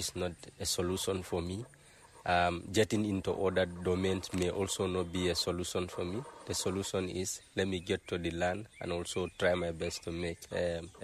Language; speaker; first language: English; non-native, local second language; Mandingo